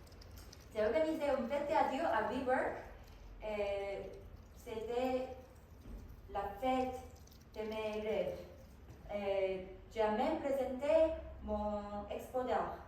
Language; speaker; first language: French; non-native, learner; Korean